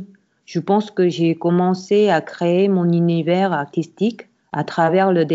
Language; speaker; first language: French; non-native, fluent; Korean